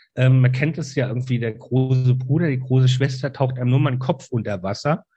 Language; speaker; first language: German; native; German